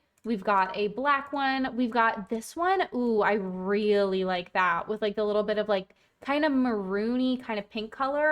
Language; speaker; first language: English; native; English